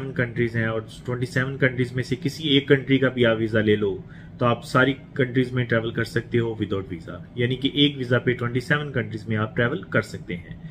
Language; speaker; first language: Urdu; native; Urdu